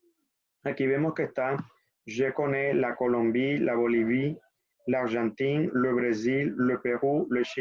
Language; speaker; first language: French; non-native, fluent; Spanish